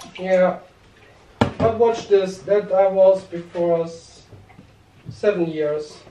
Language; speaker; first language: English; non-native, learner; German